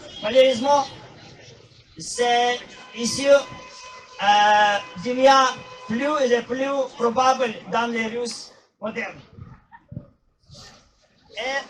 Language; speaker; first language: French; non-native, learner; Russian